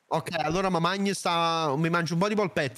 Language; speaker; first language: Italian; native; Italian